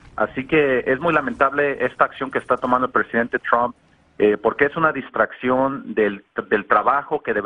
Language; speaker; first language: Spanish; native; Spanish